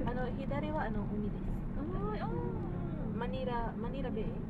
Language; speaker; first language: Japanese; non-native, learner; Filipino